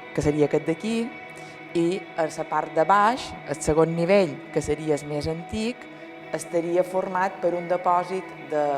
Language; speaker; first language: Catalan; native; Catalan